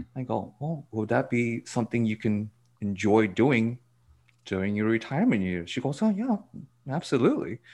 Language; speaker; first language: English; native; English